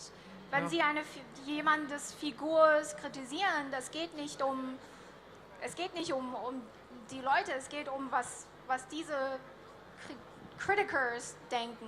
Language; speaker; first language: German; early bilingual, heritage; German